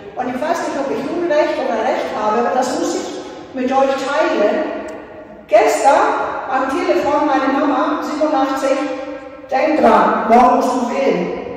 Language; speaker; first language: German; non-native, fluent; Greek